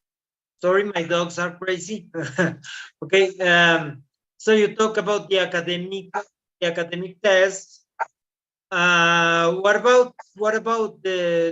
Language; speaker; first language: English; non-native, fluent; Spanish